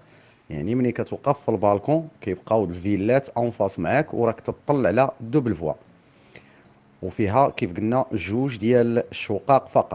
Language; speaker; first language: Arabic; native; Arabic